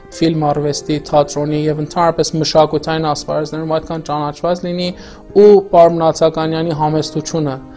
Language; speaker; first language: Armenian; early bilingual, heritage; Armenian